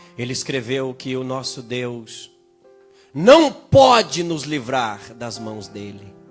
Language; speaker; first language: Portuguese; native; Portuguese